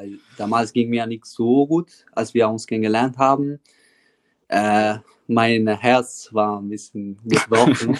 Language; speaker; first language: German; non-native, fluent; Italian